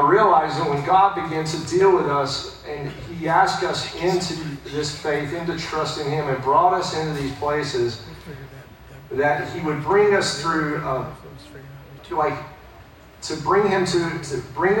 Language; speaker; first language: English; native; English